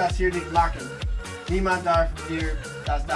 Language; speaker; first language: German; non-native, learner; English